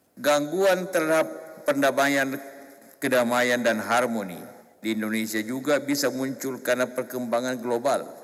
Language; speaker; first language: Indonesian; non-native, local second language; Buginese